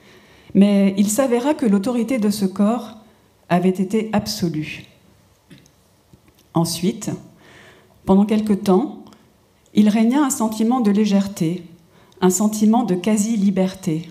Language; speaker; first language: French; native; French